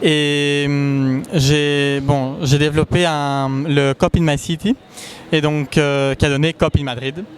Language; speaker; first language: French; non-native, fluent; Spanish